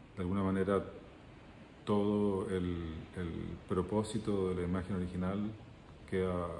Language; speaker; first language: Spanish; native; Spanish